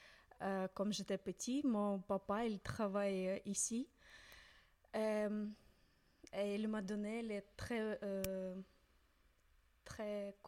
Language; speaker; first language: French; non-native, learner; Ukrainian